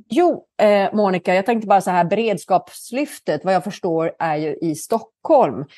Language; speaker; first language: Swedish; native; Swedish